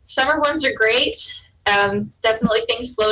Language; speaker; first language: English; non-native, fluent; German